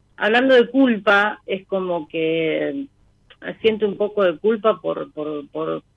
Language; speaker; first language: Spanish; native; Spanish